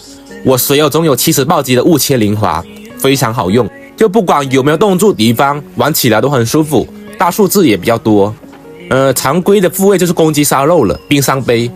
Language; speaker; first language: Chinese; native; Chinese